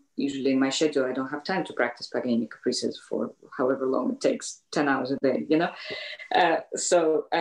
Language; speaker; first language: English; native; English